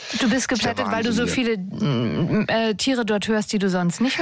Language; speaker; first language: German; native; German